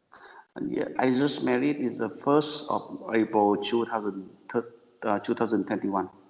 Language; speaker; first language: English; non-native, learner; Vietnamese